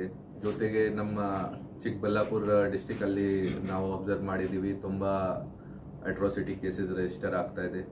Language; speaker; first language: Kannada; non-native, local second language; Hindi